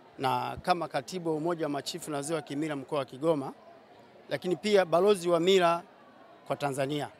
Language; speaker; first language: Swahili; non-native, local second language; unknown